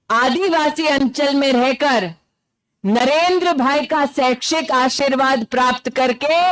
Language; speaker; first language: Hindi; non-native, local second language; Gujarati